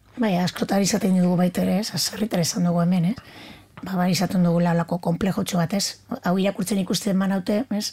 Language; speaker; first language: Basque; native; Basque